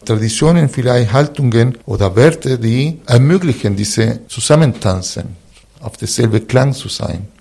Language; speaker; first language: German; non-native, fluent; Spanish